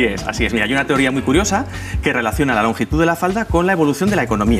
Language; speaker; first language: Spanish; native; Spanish